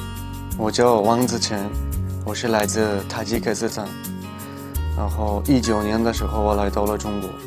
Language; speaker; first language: Chinese; non-native, fluent; Tajik